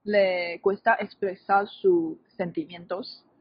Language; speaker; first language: Spanish; non-native, fluent; Chinese